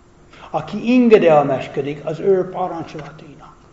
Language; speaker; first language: Hungarian; non-native, fluent; English